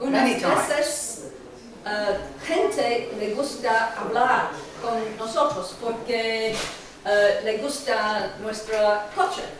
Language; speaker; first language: Spanish; non-native, learner; English